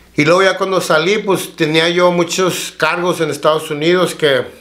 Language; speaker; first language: Spanish; early bilingual, heritage; Spanish